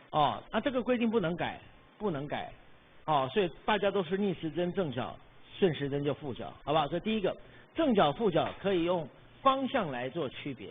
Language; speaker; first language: Chinese; native; Chinese